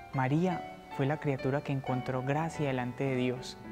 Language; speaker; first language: Spanish; native; Spanish